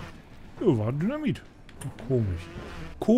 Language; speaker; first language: German; native; German